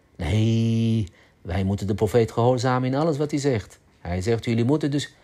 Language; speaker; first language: Dutch; early bilingual, other home language; Arabic